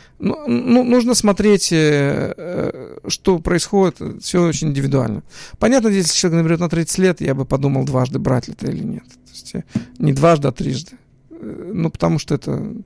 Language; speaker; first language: Russian; early bilingual, other home language; Hebrew